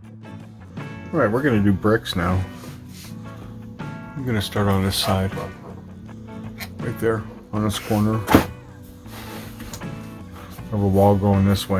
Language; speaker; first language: English; native; English